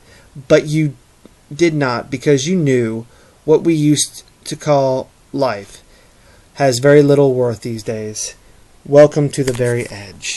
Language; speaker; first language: English; native; English